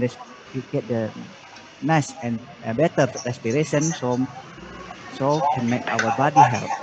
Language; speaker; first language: English; non-native, learner; Indonesian